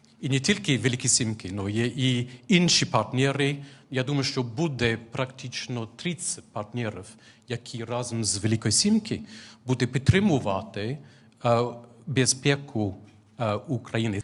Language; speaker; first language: Ukrainian; non-native, fluent; English